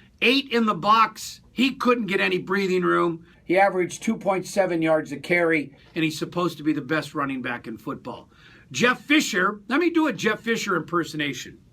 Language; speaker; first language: English; native; English